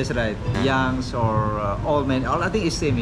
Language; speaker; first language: English; non-native, learner; Indonesian